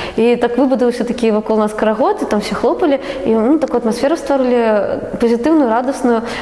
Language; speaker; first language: Belarusian; native; Belarusian